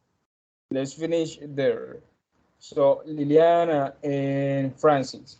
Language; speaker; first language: English; non-native, fluent; Spanish